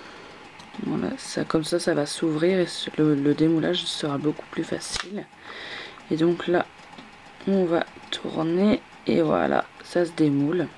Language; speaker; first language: French; native; French